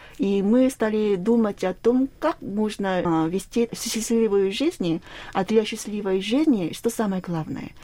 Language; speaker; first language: Russian; non-native, fluent; Korean